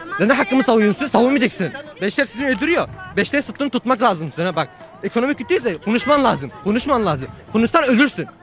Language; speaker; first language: Turkish; early bilingual, heritage; Turkish